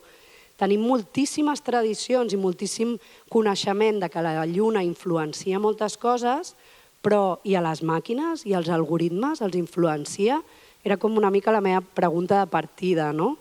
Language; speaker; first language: Catalan; native; Catalan